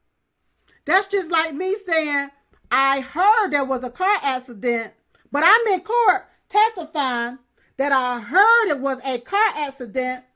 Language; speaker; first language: English; native; English